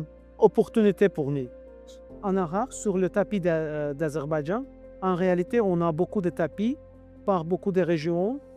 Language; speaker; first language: French; non-native, learner; Azerbaijani